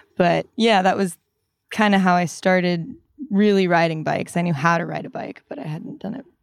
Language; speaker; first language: English; native; English